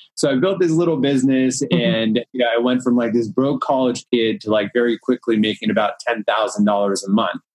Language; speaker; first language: English; early bilingual, other home language; Hindi